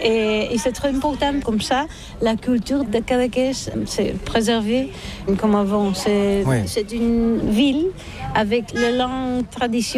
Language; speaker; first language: French; non-native, learner; Catalan